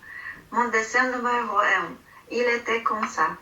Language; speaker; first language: French; non-native, learner; Filipino